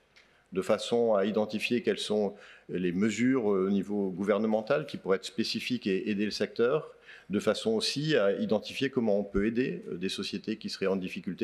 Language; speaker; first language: French; native; French